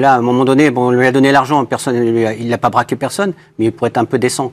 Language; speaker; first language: French; native; French